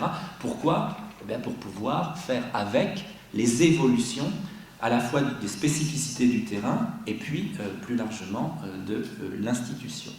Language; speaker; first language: French; native; French